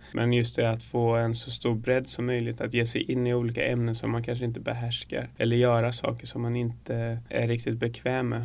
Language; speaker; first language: Swedish; native; Swedish